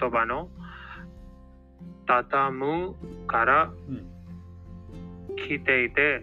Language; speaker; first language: Japanese; non-native, learner; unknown